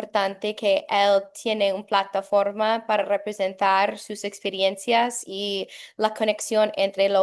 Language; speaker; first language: Spanish; non-native, fluent; English